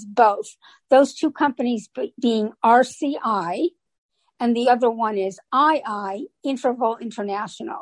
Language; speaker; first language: English; native; English